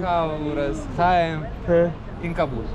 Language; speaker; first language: Russian; native; Russian